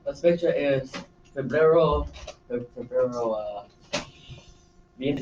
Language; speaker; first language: Spanish; non-native, learner; English